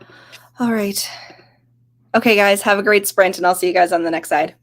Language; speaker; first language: English; native; English